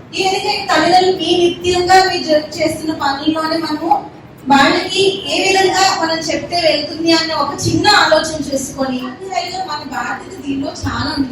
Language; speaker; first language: Telugu; native; Telugu